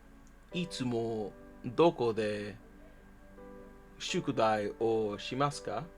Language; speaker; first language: Japanese; non-native, learner; English